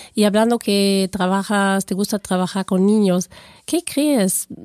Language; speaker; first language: Spanish; non-native, fluent; German